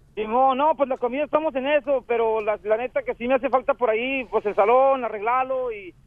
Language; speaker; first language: Spanish; native; Spanish